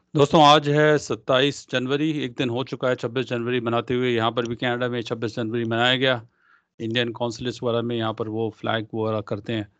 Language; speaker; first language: Hindi; non-native, local second language; Punjabi